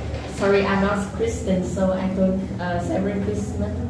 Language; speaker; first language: English; non-native, learner; Vietnamese